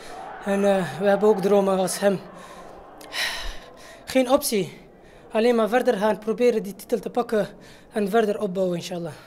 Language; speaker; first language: Dutch; non-native, learner; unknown